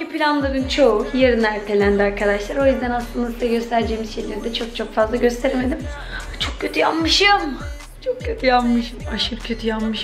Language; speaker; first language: Turkish; native; Turkish